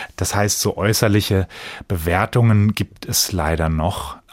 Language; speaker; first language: German; native; German